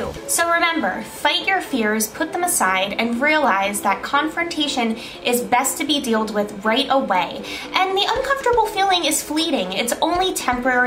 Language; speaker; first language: English; native; English